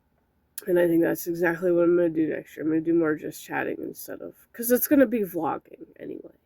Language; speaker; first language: English; native; English